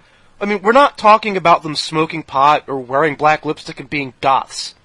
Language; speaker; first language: English; native; English